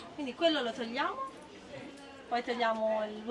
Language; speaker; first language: Italian; native; Italian